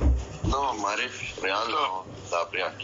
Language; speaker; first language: Russian; non-native, learner; Persian